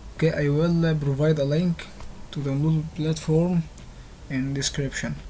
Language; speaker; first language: English; non-native, learner; Arabic